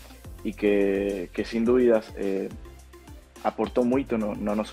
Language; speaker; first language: Portuguese; non-native, fluent; Spanish